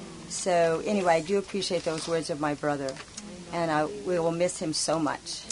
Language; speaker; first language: English; native; English